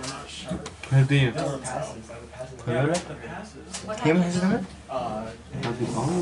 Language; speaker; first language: Spanish; early bilingual, heritage; Spanish